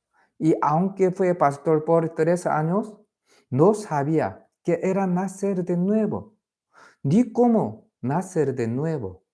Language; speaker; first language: Spanish; non-native, fluent; Korean